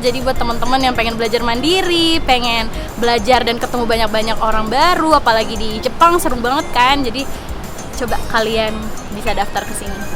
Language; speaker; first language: Indonesian; native; Indonesian